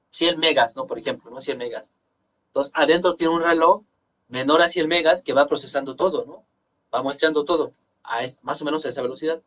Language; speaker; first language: Spanish; native; Spanish